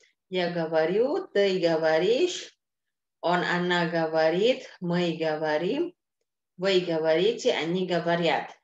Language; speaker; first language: Russian; non-native, fluent; Indonesian